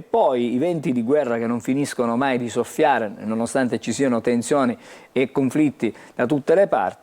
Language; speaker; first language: Italian; native; Italian